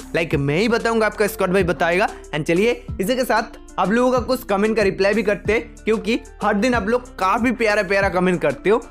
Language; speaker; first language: Hindi; non-native, local second language; Bangla